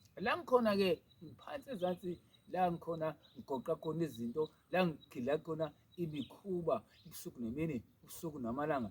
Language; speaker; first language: Zulu; non-native, local second language; Xhosa